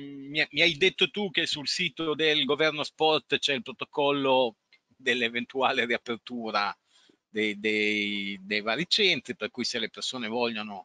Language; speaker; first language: Italian; native; Italian